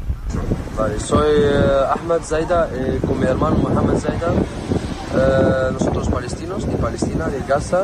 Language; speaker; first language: Spanish; non-native, learner; Arabic